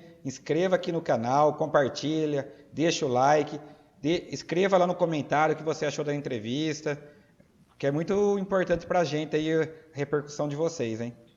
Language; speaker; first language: Portuguese; native; Portuguese